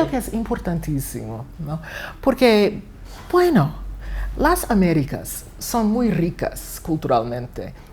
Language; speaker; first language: Spanish; non-native, fluent; English